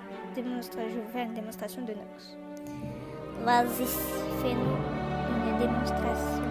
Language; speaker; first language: French; native; French